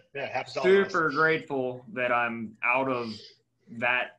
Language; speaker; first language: English; native; English